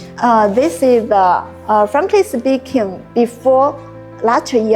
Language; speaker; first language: English; non-native, learner; Chinese